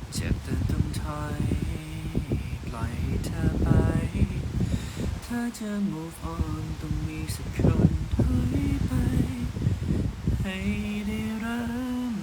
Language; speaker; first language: Thai; native; Thai